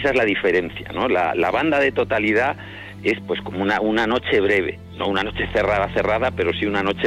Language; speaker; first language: Spanish; native; Spanish